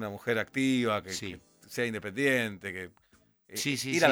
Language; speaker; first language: Spanish; native; Spanish